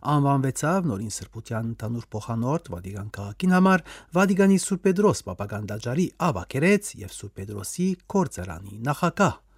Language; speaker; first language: Armenian; early bilingual, heritage; Armenian